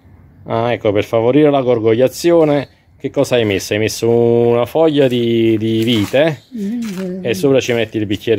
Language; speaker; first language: Italian; native; Italian